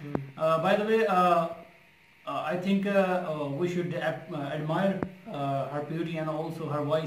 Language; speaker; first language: English; non-native, local second language; Urdu